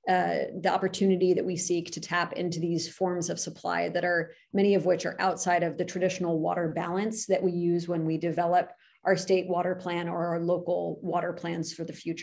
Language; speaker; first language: English; native; English